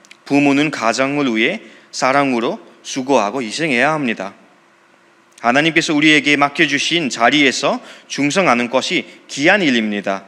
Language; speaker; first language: Korean; non-native, fluent; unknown